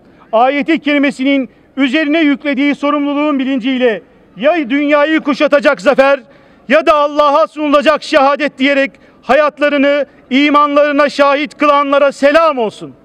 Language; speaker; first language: Turkish; native; Turkish